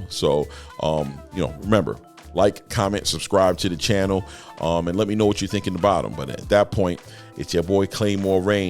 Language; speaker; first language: English; native; English